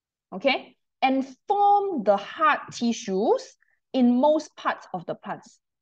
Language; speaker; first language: English; non-native, local second language; Chinese